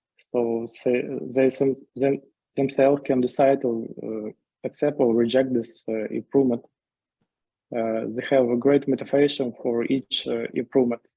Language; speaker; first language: English; non-native, learner; Ukrainian